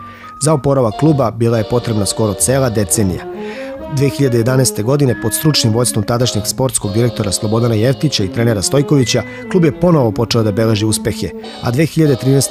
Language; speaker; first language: Serbian; native; Serbian